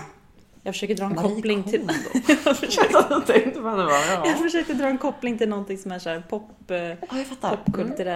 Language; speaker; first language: Swedish; native; Swedish